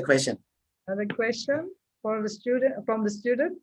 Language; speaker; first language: English; non-native, local second language; Indonesian